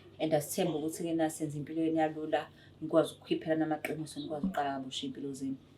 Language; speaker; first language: Zulu; native; Zulu